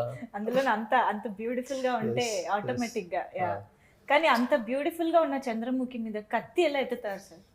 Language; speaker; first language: Telugu; native; Telugu